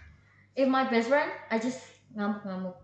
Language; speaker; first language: English; non-native, learner; Indonesian